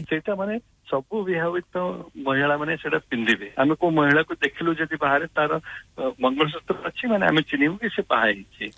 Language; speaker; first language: Odia; non-native, local second language; Marathi